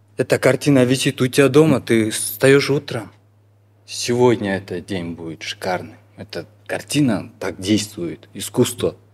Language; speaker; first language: Russian; non-native, local second language; Kyrgyz